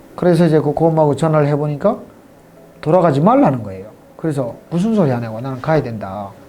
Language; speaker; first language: Korean; native; Korean